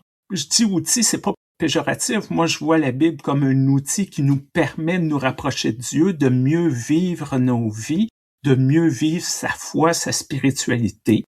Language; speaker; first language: French; native; French